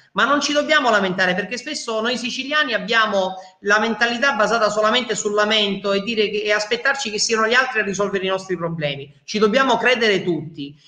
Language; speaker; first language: Italian; early bilingual, heritage; Italian